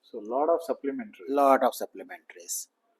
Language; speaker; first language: English; non-native, local second language; Kannada